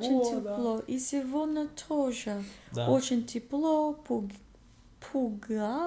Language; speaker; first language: Russian; non-native, learner; English